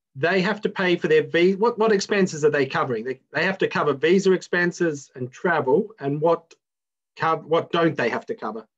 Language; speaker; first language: English; native; English